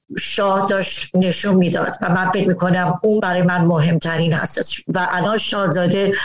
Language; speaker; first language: Persian; early bilingual, heritage; Persian